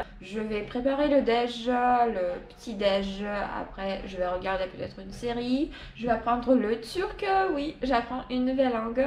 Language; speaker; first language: French; non-native, fluent; Russian